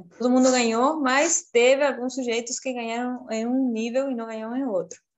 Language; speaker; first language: Portuguese; non-native, fluent; Spanish